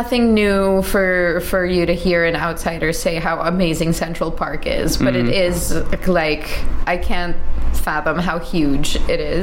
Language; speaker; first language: English; native; English